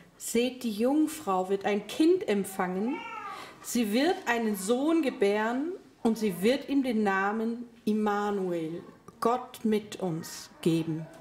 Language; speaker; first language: German; native; German